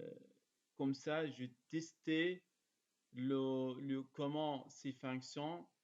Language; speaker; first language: French; non-native, learner; Arabic